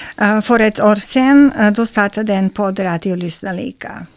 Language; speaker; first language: Swedish; native; Swedish